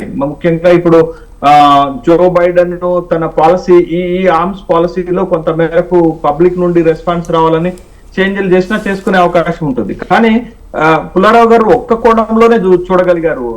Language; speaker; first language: Telugu; native; Telugu